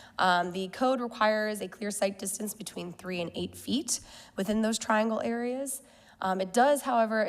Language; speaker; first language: English; native; English